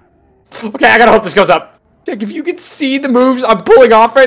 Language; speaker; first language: English; native; English